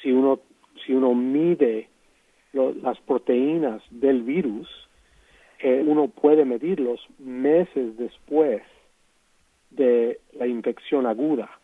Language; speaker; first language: Spanish; non-native, fluent; English